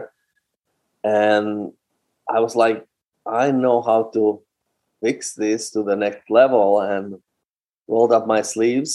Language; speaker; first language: English; non-native, fluent; Finnish